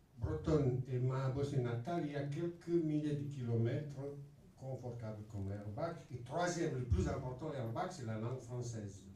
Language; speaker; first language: French; non-native, fluent; Bosnian